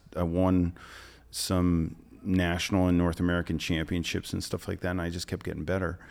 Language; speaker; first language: English; native; English